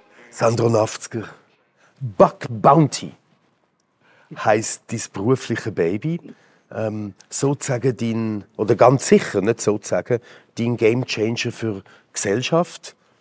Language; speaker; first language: German; native; German